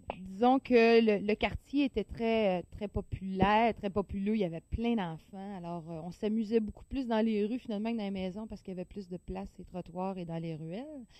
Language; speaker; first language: French; native; French